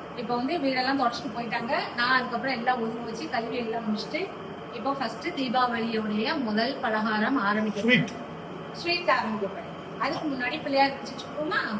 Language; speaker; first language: Tamil; native; Tamil